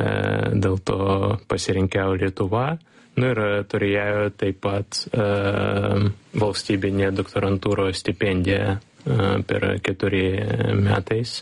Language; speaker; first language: Lithuanian; non-native, learner; Ukrainian